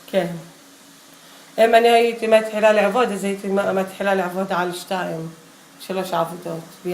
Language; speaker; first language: Hebrew; non-native, local second language; Arabic